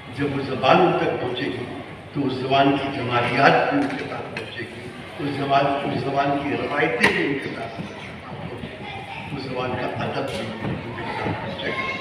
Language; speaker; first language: Urdu; native; Urdu